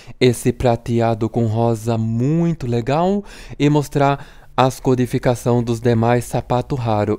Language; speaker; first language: Portuguese; native; Portuguese